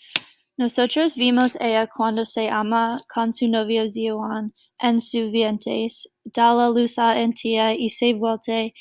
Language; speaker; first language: Spanish; non-native, learner; English